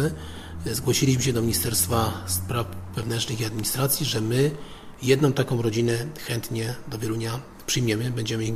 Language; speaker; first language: Polish; native; Polish